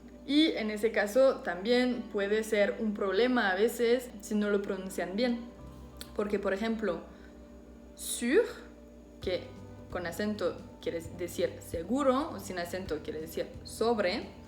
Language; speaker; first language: Spanish; non-native, fluent; French